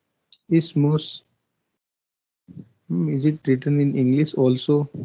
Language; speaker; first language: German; non-native, learner; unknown